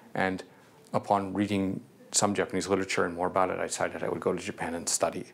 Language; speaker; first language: English; native; English